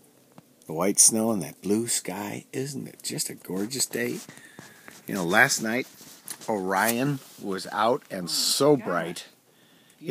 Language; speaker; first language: English; native; English